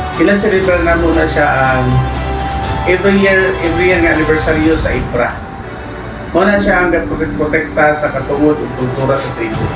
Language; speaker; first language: Cebuano; non-native, local second language; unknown